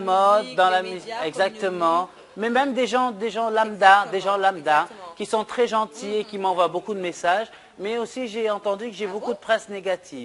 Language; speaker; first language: French; non-native, local second language; Wolof